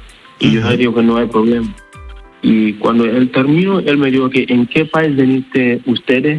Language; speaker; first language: Spanish; non-native, learner; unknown